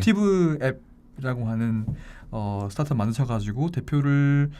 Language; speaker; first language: Korean; native; Korean